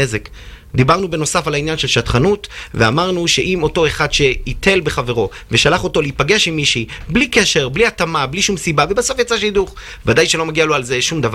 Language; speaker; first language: Hebrew; native; Hebrew